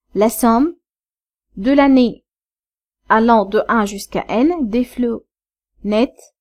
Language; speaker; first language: French; non-native, local second language; Arabic